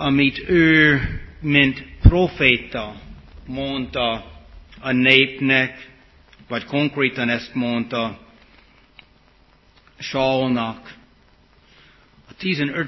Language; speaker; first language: Hungarian; non-native, fluent; English